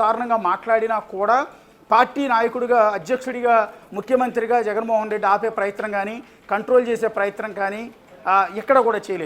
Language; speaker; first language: Telugu; native; Telugu